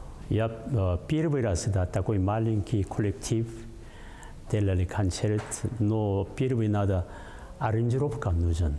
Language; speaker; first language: Russian; non-native, learner; Korean